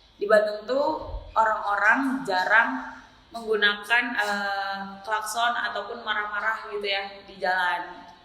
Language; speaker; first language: Indonesian; native; Indonesian